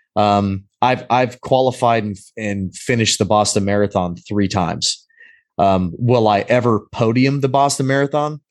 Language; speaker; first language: English; native; English